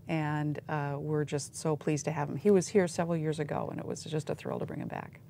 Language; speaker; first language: English; native; English